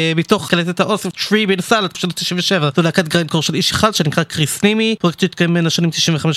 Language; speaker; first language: Hebrew; native; Hebrew